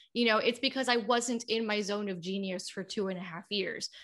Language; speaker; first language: English; native; English